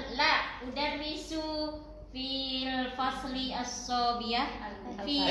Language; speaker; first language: Arabic; non-native, learner; Indonesian